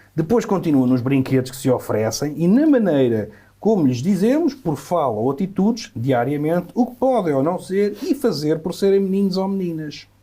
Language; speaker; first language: Portuguese; native; Portuguese